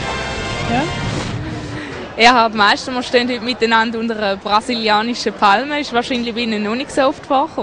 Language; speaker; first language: German; native; German